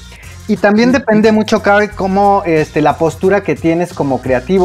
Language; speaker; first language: Spanish; native; Spanish